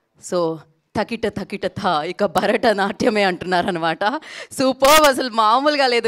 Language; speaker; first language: Telugu; native; Telugu